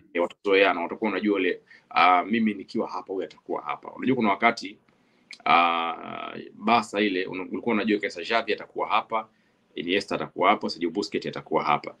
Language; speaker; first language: Swahili; native; Swahili